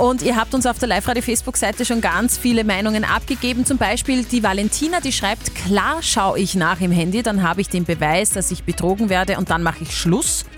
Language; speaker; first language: German; native; German